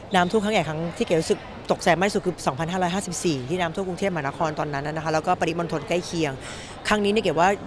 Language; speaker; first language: Thai; native; Thai